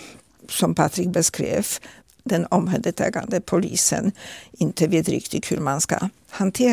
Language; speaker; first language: Swedish; non-native, fluent; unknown